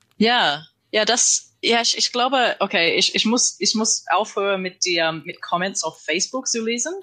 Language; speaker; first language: German; non-native, learner; English